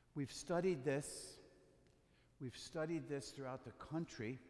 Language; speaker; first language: English; native; English